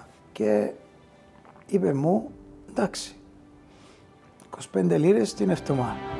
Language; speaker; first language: Greek; early bilingual, heritage; Greek